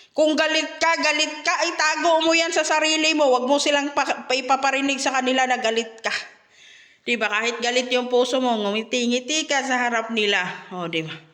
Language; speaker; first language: Filipino; native; Filipino